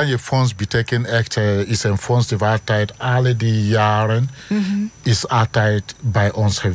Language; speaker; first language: Dutch; non-native, fluent; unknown